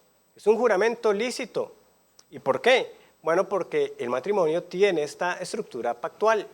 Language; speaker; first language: Spanish; native; Spanish